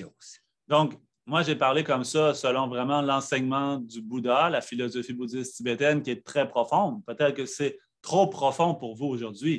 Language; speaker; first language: French; native; French